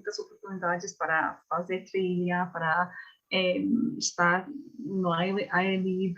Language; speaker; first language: Portuguese; non-native, learner; English